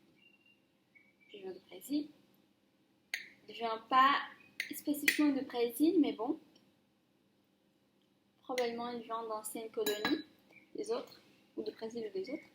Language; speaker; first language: French; non-native, fluent; Portuguese